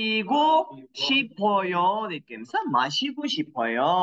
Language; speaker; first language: Korean; non-native, fluent; Kyrgyz